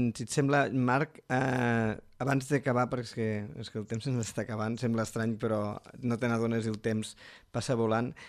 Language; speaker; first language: Catalan; native; Catalan